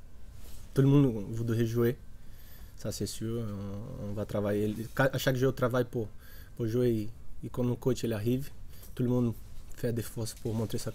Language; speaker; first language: French; non-native, learner; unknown